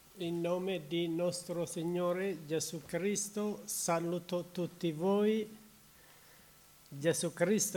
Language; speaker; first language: Italian; non-native, learner; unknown